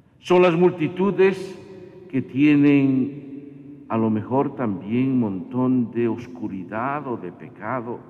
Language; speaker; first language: Spanish; native; Spanish